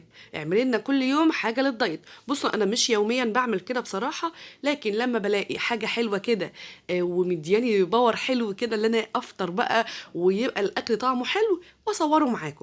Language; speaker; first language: Arabic; native; Arabic